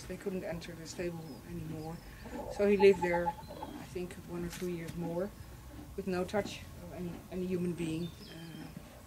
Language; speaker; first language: English; non-native, fluent; Dutch